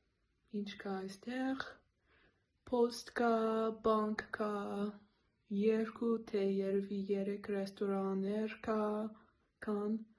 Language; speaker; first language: Armenian; non-native, learner; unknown